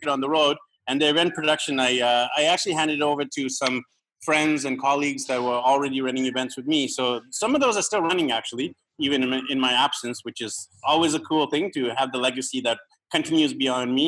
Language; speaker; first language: English; native; English